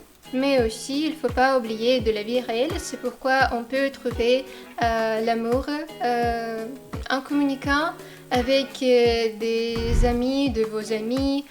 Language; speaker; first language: French; non-native, fluent; Russian